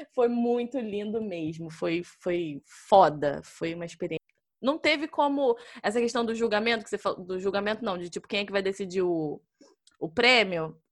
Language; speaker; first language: Portuguese; native; Portuguese